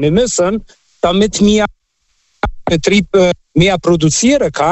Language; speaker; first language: German; non-native, fluent; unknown